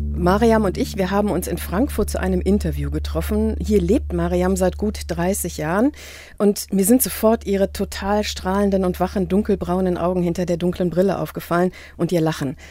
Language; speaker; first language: German; native; German